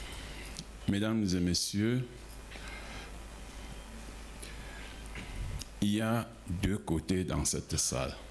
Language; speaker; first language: French; non-native, local second language; Ghomala